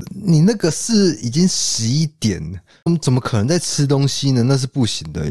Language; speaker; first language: Chinese; native; Chinese